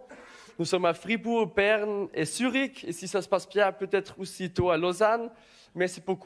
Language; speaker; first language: French; non-native, learner; German